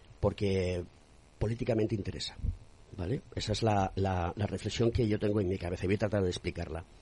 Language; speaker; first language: Spanish; native; Spanish